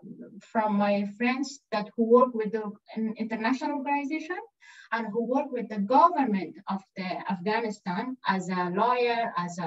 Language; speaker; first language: English; non-native, learner; Persian